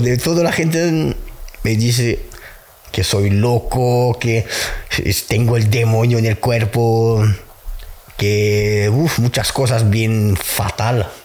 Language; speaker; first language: Spanish; non-native, learner; French